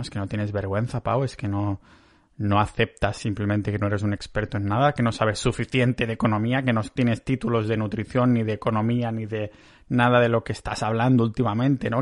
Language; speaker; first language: Spanish; non-native, local second language; Catalan